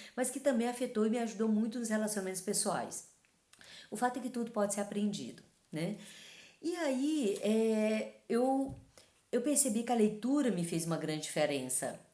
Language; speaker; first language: Portuguese; early bilingual, other home language; Chinese